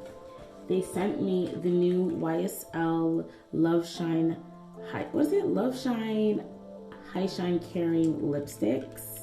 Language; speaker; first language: English; native; English